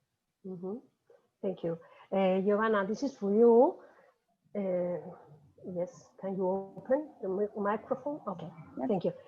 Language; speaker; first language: English; non-native, fluent; Spanish